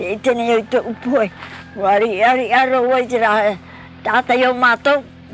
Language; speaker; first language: French; non-native, local second language; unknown